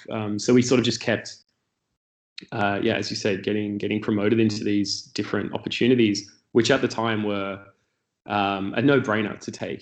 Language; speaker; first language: English; native; English